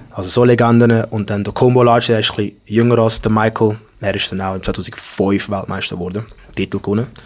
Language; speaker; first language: German; early bilingual, other home language; English